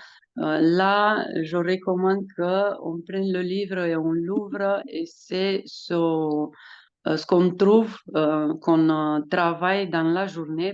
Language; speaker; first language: French; non-native, fluent; Romanian